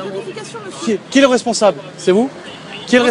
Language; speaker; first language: French; native; French